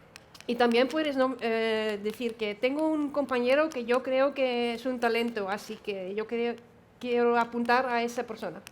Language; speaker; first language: Spanish; non-native, fluent; Dutch